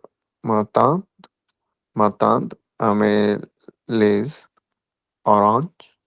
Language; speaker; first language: French; non-native, learner; Hindi